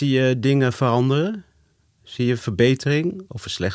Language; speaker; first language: Dutch; native; Dutch